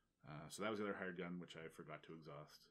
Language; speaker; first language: English; native; English